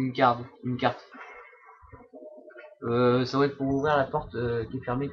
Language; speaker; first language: French; native; French